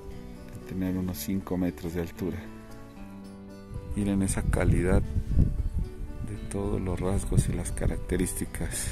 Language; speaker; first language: Spanish; native; Spanish